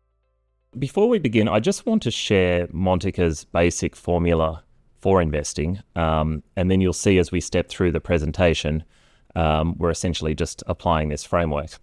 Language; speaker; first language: English; native; English